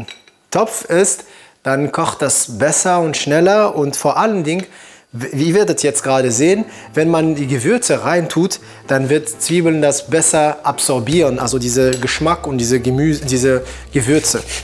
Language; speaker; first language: German; non-native, fluent; French